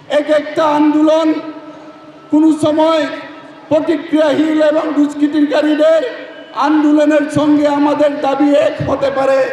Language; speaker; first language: Bangla; non-native, learner; Assamese